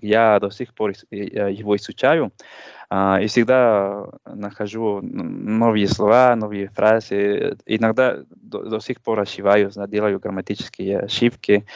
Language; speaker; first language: Russian; non-native, learner; Spanish